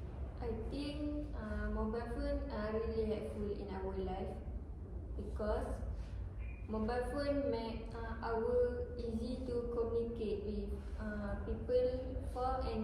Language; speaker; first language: English; non-native, learner; Malay